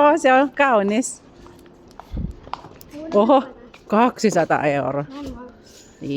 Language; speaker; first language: Finnish; non-native, learner; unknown